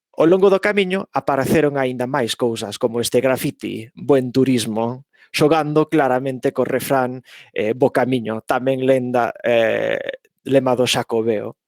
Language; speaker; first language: Galician; non-native, fluent; English